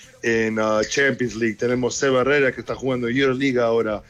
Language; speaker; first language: Spanish; early bilingual, heritage; English